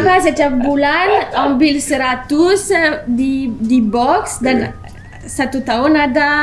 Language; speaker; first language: Indonesian; non-native, learner; French